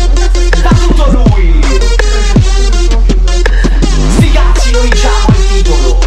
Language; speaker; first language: Italian; native; Italian